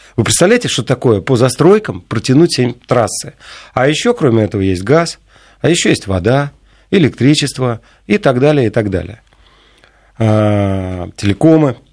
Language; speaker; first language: Russian; native; Russian